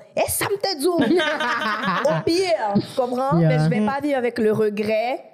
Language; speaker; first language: French; native; French